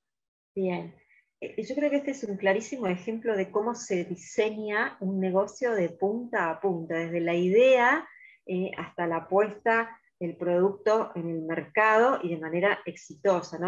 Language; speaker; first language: Spanish; native; Spanish